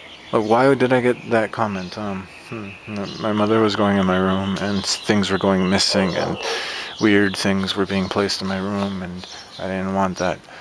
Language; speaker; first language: English; native; English